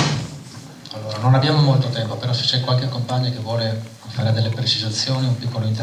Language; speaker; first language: Italian; native; Italian